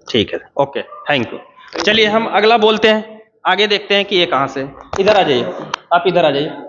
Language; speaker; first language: Hindi; native; Hindi